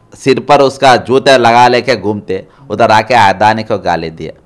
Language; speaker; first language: Hindi; non-native, local second language; Telugu